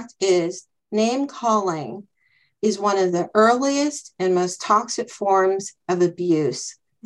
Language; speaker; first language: English; native; English